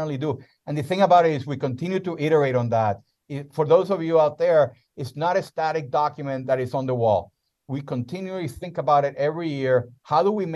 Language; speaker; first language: English; non-native, fluent; Spanish